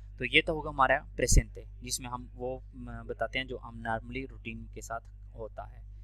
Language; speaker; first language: Urdu; non-native, local second language; Punjabi